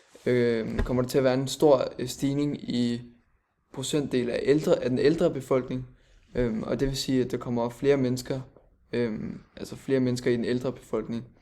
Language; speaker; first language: Danish; native; Danish